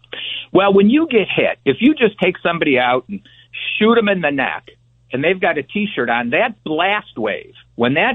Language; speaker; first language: English; native; English